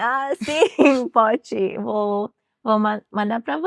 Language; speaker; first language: Portuguese; non-native, learner; Thai